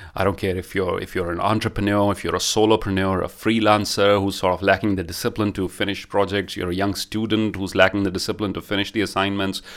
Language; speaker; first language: English; non-native, local second language; Punjabi